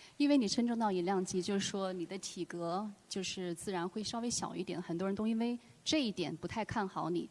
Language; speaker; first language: Chinese; native; Chinese